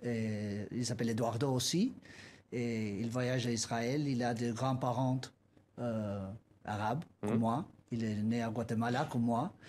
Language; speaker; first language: French; non-native, learner; Spanish